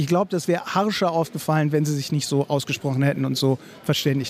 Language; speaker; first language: German; native; German